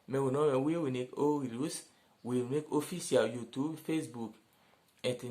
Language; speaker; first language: Portuguese; non-native, learner; Haitian Creole